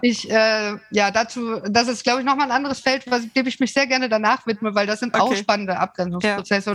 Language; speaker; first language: German; native; German